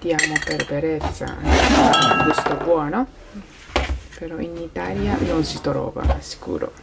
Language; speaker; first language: Italian; non-native, learner; Japanese